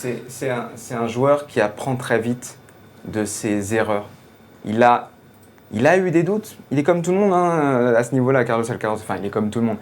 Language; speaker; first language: French; native; French